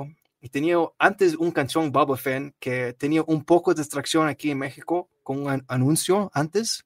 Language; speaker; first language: Spanish; non-native, learner; Arabic